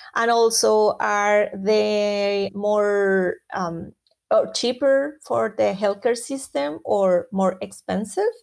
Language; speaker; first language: English; non-native, fluent; Spanish